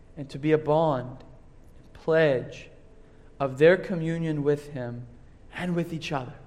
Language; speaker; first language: English; native; English